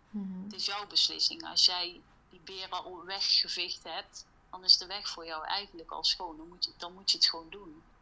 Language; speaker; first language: Dutch; native; Dutch